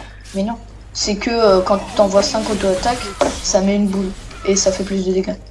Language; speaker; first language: French; native; French